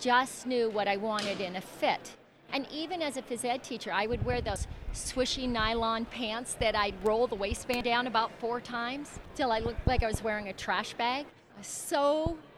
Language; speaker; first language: English; native; English